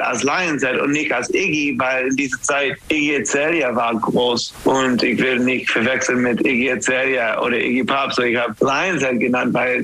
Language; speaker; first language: German; non-native, fluent; English